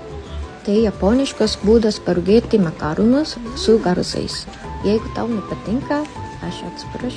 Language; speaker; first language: Lithuanian; non-native, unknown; Japanese